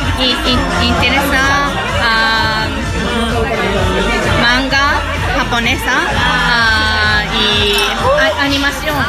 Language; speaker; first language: Spanish; non-native, learner; Japanese